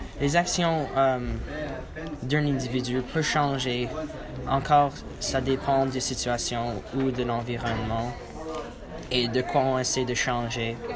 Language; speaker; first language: French; non-native, learner; English